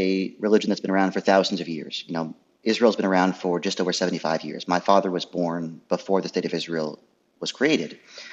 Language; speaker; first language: English; native; English